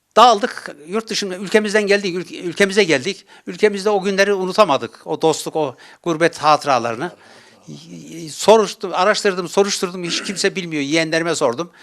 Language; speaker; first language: Turkish; native; Turkish